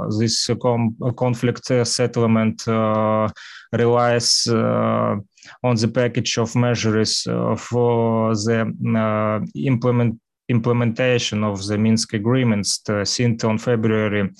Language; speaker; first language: English; non-native, learner; Russian